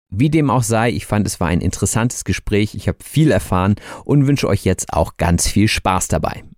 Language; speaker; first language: German; native; German